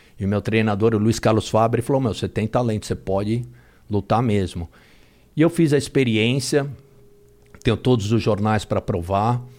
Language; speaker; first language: Portuguese; native; Portuguese